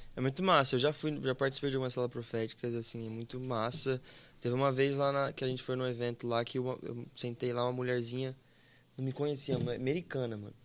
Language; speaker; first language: Portuguese; native; Portuguese